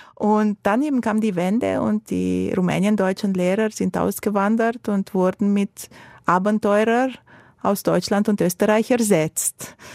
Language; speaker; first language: German; non-native, fluent; Romanian